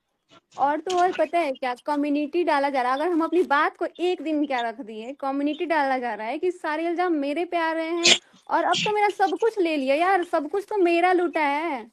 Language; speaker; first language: Hindi; native; Hindi